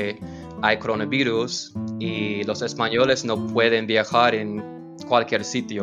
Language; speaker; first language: Spanish; non-native, learner; English